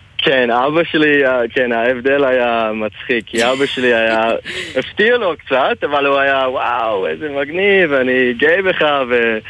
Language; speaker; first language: Hebrew; non-native, fluent; English